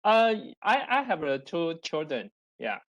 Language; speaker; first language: English; non-native, learner; Chinese